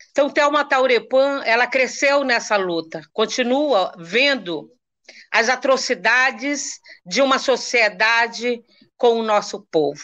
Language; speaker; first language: Portuguese; non-native, local second language; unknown